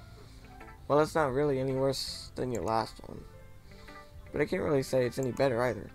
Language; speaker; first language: English; native; English